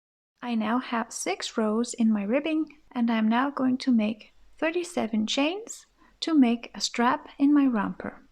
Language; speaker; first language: English; non-native, fluent; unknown